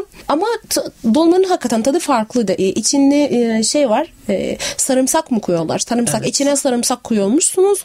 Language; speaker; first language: Turkish; non-native, fluent; Arabic